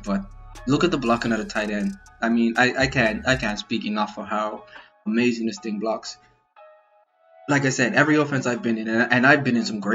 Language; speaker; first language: English; native; English